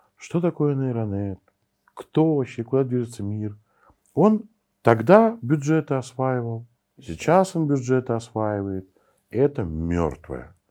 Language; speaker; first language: Russian; native; Russian